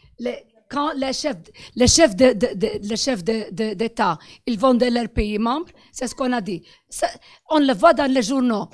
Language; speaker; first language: French; non-native, fluent; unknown